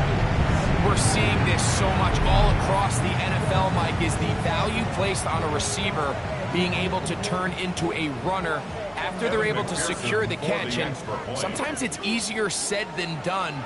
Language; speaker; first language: English; native; English